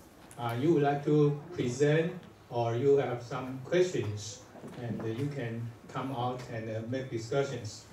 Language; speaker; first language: English; non-native, fluent; Chinese